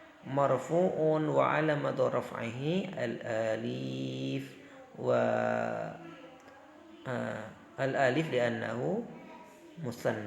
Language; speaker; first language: Arabic; non-native, fluent; Indonesian